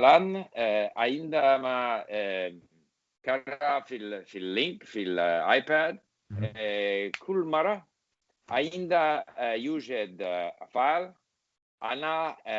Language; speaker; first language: Arabic; non-native, learner; English